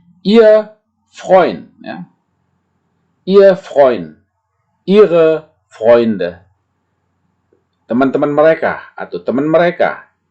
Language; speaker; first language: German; non-native, fluent; Indonesian